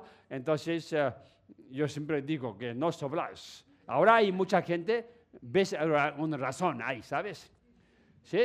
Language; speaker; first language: Spanish; non-native, learner; Tibetan